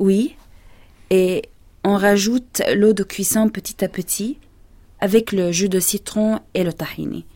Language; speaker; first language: French; non-native, fluent; Arabic